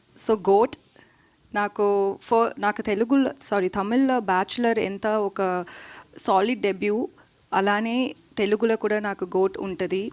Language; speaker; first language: Telugu; non-native, learner; Tamil